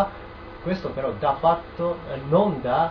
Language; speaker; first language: Italian; non-native, learner; Japanese